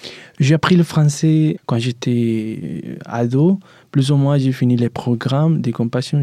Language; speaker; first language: French; non-native, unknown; Spanish